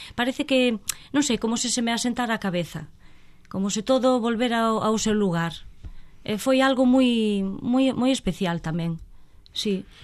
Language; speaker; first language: Galician; non-native, local second language; Spanish